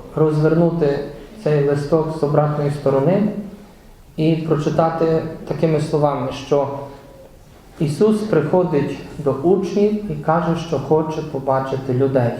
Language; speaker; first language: Ukrainian; non-native, fluent; Polish